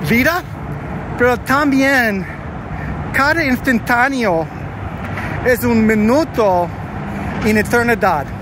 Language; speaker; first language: Spanish; non-native, learner; English